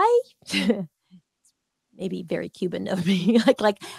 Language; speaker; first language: English; native; English